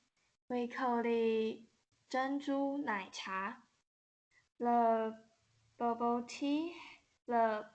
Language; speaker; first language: English; non-native, learner; Chinese